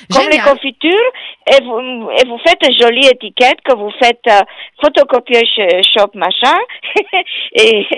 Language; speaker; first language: French; non-native, fluent; Romanian